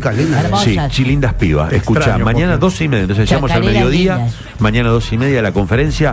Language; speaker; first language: Spanish; native; Spanish